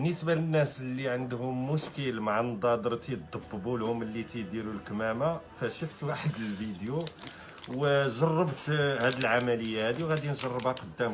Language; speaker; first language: Arabic; native; Arabic